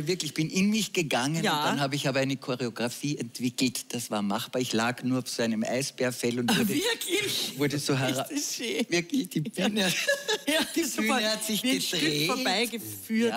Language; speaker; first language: German; native; German